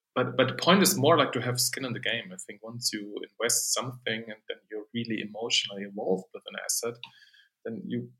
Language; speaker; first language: English; non-native, fluent; German